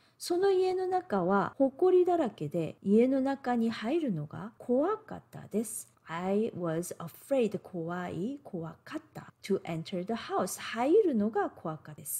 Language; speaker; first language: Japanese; non-native, fluent; Korean